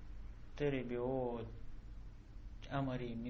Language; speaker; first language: Japanese; non-native, learner; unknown